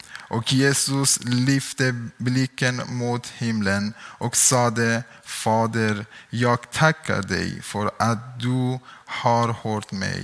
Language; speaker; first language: Swedish; non-native, learner; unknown